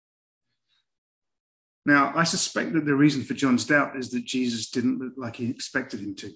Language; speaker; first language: English; native; English